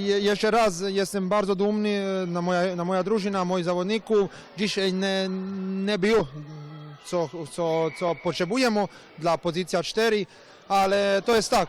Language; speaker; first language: Polish; non-native, learner; Croatian